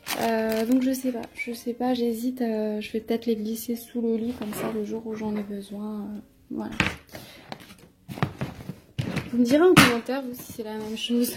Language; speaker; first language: French; native; French